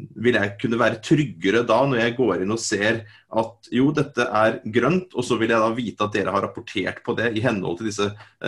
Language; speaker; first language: Norwegian; native; Norwegian